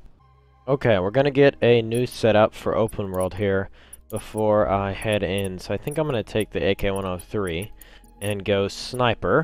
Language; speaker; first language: English; native; English